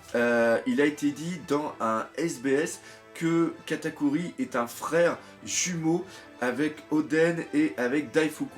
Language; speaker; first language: French; native; French